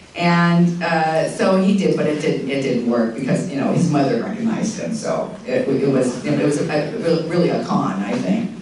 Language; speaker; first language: English; native; English